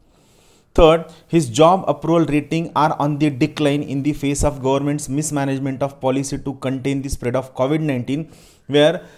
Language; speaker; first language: English; non-native, local second language; Marathi